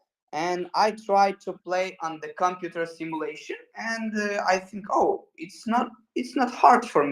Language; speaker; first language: English; non-native, learner; Ukrainian